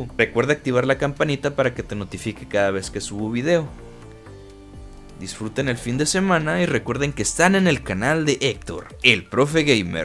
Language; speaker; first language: Spanish; native; Spanish